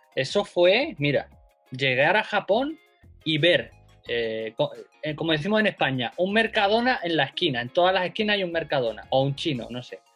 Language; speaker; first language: Spanish; native; Spanish